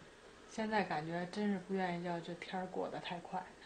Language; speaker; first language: Chinese; native; Chinese